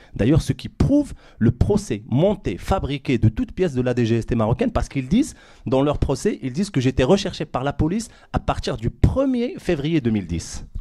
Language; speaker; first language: French; non-native, local second language; Arabic